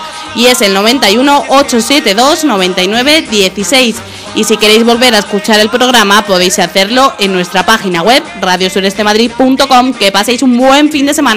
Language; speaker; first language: Spanish; native; Spanish